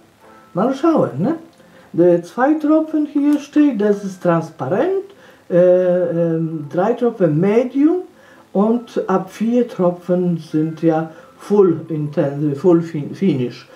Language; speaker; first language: German; non-native, fluent; Polish